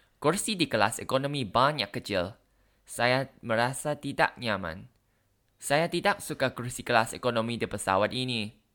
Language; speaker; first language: Indonesian; non-native, learner; Thai